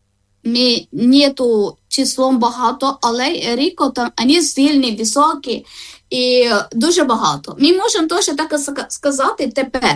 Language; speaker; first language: Ukrainian; non-native, learner; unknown